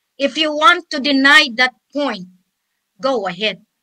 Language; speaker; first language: English; non-native, local second language; Filipino